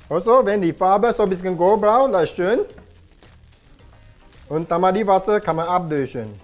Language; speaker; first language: German; non-native, learner; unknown